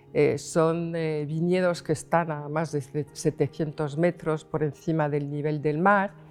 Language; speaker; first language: Spanish; non-native, fluent; French